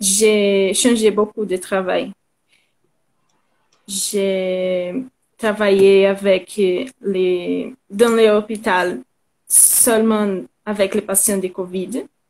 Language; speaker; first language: French; non-native, learner; Portuguese